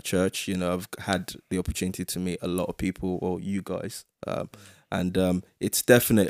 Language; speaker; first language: English; non-native, local second language; Yoruba